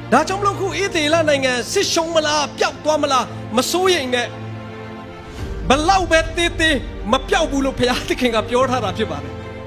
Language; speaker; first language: Burmese; non-native, local second language; Tedim Chin